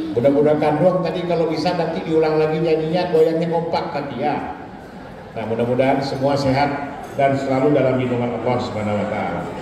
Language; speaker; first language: Indonesian; non-native, local second language; Minangkabau